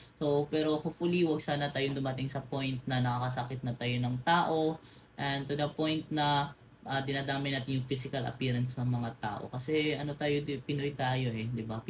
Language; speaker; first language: Filipino; non-native, local second language; Cebuano